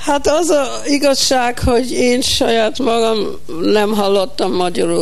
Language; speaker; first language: Hungarian; early bilingual, heritage; Hungarian